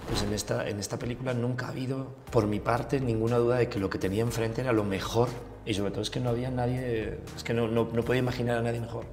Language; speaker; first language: Spanish; native; Spanish